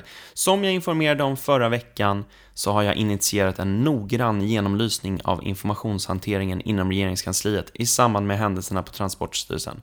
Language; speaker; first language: Swedish; native; Swedish